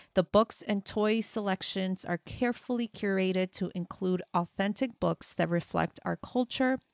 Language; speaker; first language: English; early bilingual, other home language; Spanish